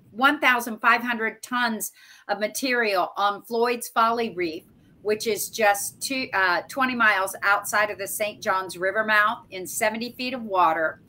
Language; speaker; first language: English; native; English